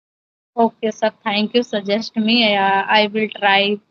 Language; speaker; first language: English; non-native, learner; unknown